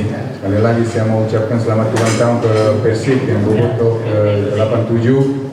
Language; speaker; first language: Indonesian; non-native, fluent; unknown